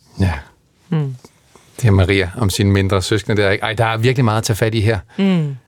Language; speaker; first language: Danish; native; Danish